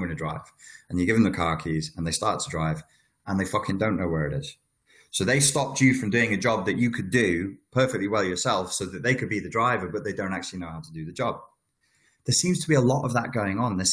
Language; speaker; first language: English; native; English